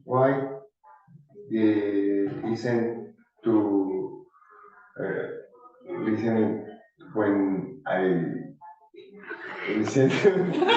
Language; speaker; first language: English; non-native, learner; Spanish